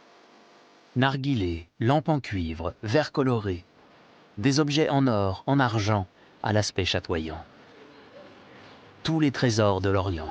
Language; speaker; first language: French; native; French